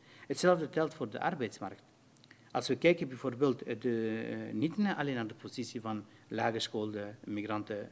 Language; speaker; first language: Dutch; non-native, fluent; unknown